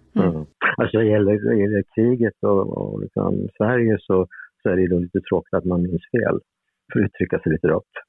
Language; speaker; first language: Swedish; native; Swedish